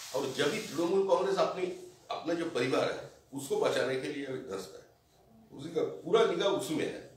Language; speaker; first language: Hindi; non-native, local second language; Bangla